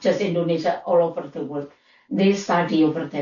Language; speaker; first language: English; non-native, learner; Indonesian